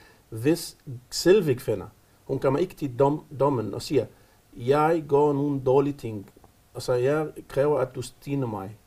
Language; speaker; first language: Danish; non-native, fluent; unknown